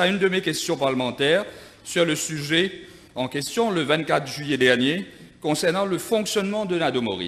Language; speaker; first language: French; non-native, local second language; Morisyen